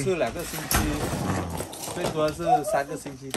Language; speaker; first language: Chinese; non-native, fluent; Vietnamese